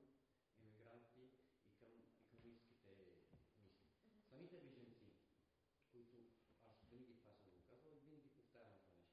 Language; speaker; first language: Bulgarian; non-native, fluent; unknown